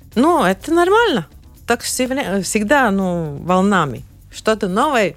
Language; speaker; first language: Russian; non-native, learner; Latvian